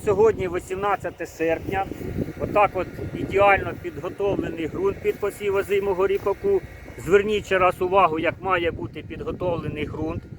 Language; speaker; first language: Ukrainian; native; Ukrainian